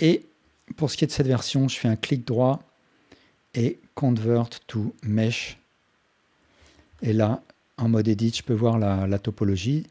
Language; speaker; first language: French; native; French